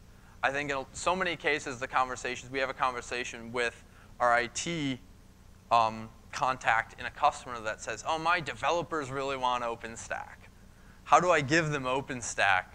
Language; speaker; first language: English; native; English